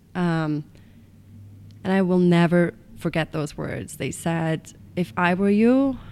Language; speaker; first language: English; non-native, fluent; Estonian